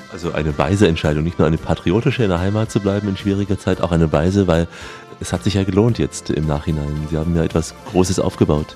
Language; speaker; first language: German; native; German